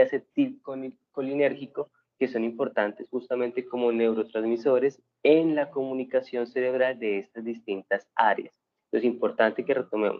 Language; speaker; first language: Spanish; native; Spanish